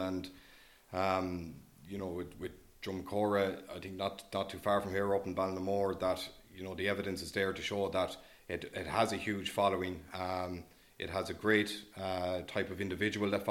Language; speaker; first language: English; native; English